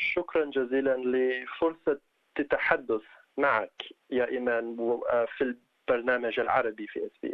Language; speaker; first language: Arabic; non-native, fluent; English